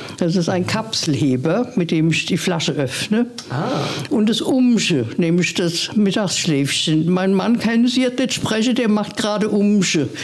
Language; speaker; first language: German; native; German